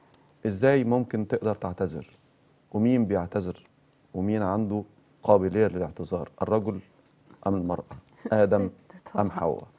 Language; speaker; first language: Arabic; native; Arabic